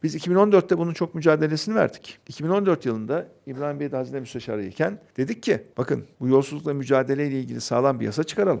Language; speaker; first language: Turkish; native; Turkish